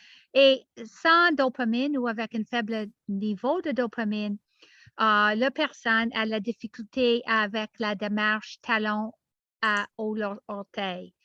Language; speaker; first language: French; non-native, learner; English